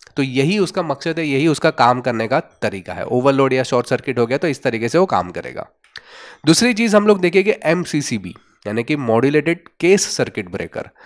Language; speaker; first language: Hindi; non-native, local second language; Gujarati